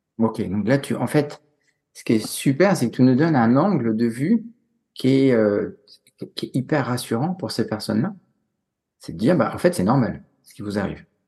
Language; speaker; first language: French; native; French